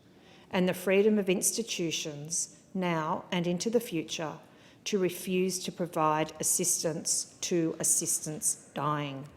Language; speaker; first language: English; native; English